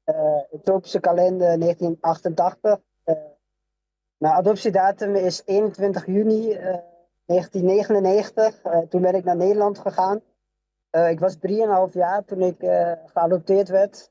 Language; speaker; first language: Dutch; early bilingual, other home language; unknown